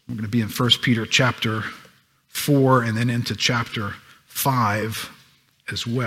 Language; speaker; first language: English; native; English